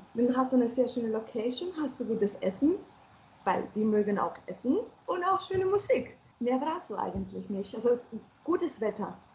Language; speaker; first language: German; non-native, fluent; Spanish